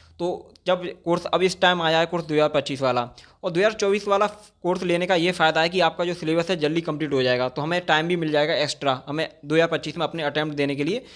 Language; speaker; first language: Hindi; native; Hindi